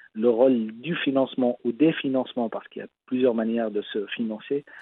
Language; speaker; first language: French; non-native, local second language; Arabic